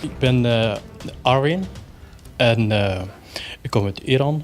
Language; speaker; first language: Dutch; non-native, learner; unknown